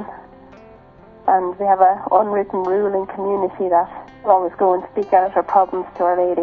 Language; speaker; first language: English; native; English